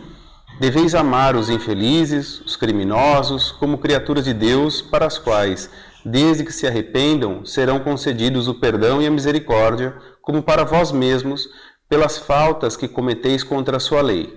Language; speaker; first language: Portuguese; native; Portuguese